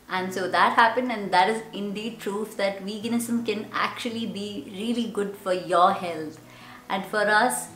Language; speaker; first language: English; non-native, local second language; Malayalam